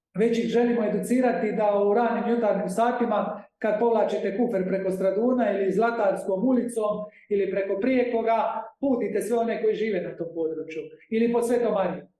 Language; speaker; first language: Croatian; native; Croatian